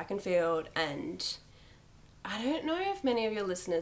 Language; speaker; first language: English; native; English